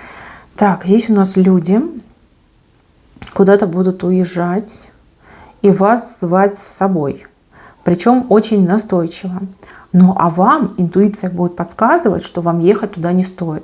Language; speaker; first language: Russian; native; Russian